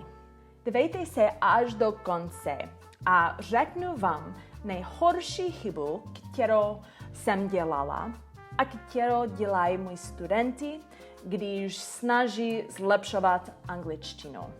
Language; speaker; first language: Czech; non-native, learner; English